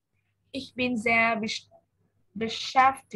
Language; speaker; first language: German; non-native, learner; Vietnamese